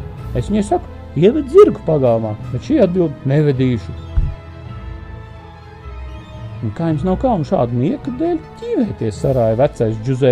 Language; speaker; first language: Latvian; native; Latvian